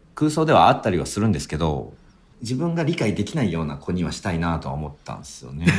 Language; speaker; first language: Japanese; native; Japanese